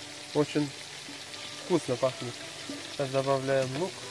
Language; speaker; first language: Russian; non-native, learner; Uzbek